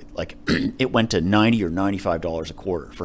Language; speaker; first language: English; native; English